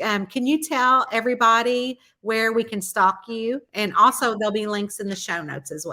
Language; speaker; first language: English; native; English